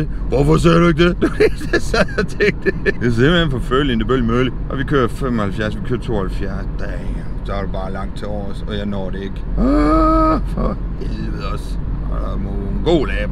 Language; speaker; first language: Danish; native; Danish